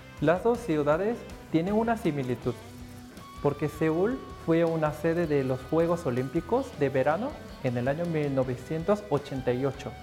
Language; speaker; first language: Spanish; non-native, fluent; Korean